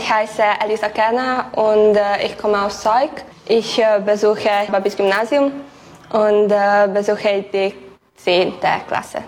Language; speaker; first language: German; non-native, local second language; Hungarian